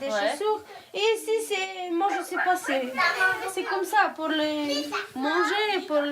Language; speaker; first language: French; non-native, learner; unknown